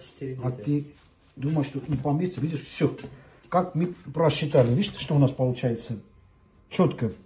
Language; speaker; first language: Russian; non-native, fluent; Armenian